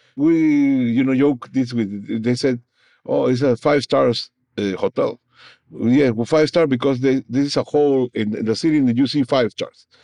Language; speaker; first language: English; non-native, learner; Spanish